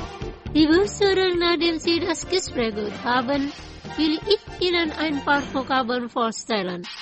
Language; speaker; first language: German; non-native, fluent; Indonesian